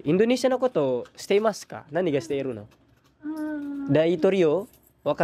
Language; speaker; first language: Japanese; non-native, learner; Indonesian